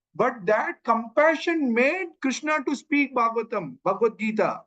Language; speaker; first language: English; non-native, local second language; Malayalam